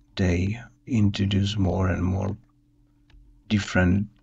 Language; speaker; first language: English; non-native, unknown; Czech